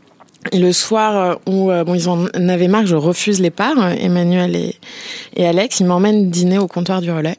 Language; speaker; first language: French; native; French